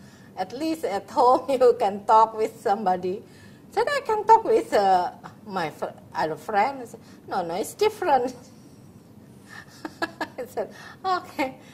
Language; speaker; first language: English; non-native, learner; Indonesian